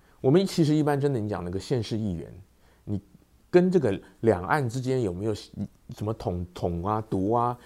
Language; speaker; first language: Chinese; native; Chinese